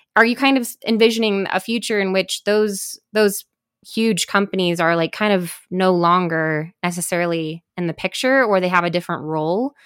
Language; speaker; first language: English; native; English